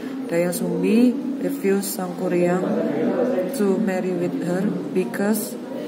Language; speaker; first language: English; non-native, learner; Indonesian